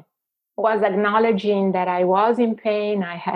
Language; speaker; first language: English; non-native, fluent; Italian